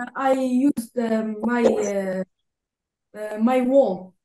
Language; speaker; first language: English; non-native, learner; Arabic